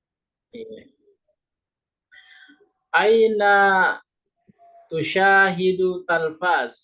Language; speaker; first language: Arabic; non-native, learner; Indonesian